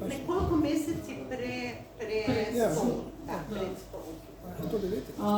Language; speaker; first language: Macedonian; non-native, learner; Slovenian